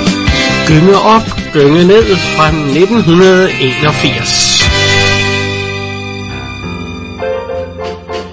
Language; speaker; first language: Danish; native; Danish